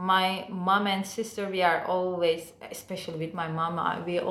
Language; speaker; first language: English; non-native, fluent; Turkish